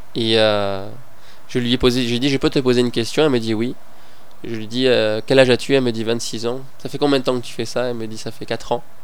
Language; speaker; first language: French; non-native, fluent; Persian